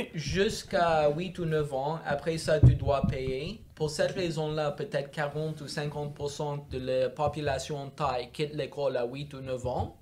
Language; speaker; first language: French; non-native, local second language; English